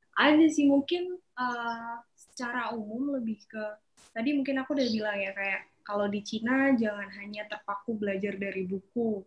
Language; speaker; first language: Indonesian; native; Indonesian